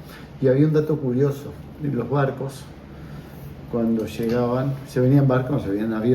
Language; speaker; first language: Spanish; native; Spanish